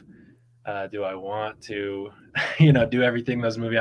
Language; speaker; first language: English; native; English